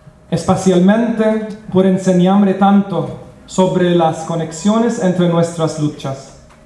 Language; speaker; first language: Spanish; non-native, learner; Arabic